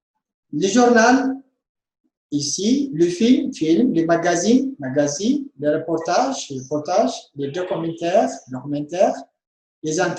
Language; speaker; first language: French; non-native, fluent; Amharic